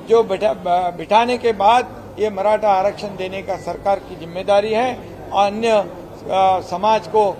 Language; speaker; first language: Hindi; non-native, local second language; Marathi